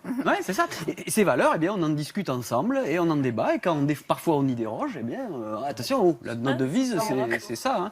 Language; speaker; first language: French; native; French